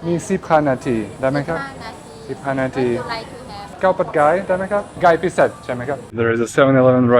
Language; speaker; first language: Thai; non-native, learner; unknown